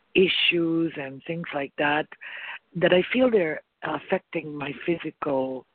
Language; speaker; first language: English; non-native, fluent; Spanish